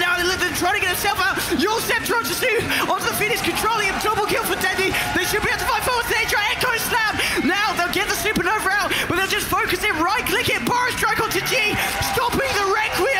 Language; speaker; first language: English; native; English